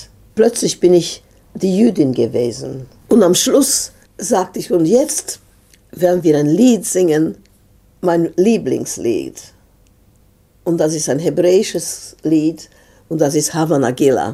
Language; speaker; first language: German; non-native, fluent; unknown